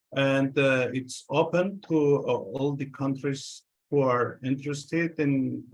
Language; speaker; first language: English; non-native, fluent; Armenian